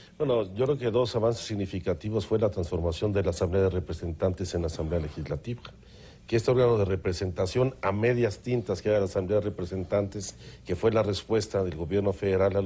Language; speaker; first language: Spanish; native; Spanish